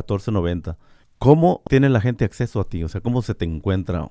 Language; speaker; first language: Spanish; native; Spanish